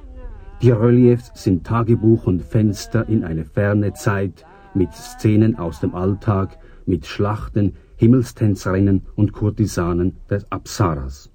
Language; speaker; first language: German; native; German